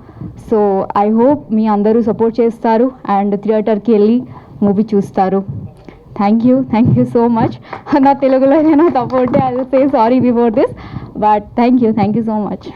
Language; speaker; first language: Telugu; non-native, fluent; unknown